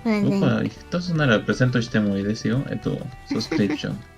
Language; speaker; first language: Japanese; non-native, learner; Spanish